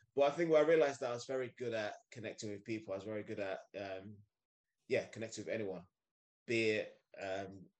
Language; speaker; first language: English; non-native, local second language; Yoruba